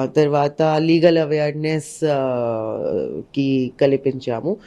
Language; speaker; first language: Telugu; non-native, learner; Hindi